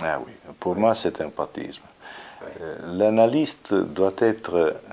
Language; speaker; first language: French; non-native, fluent; Italian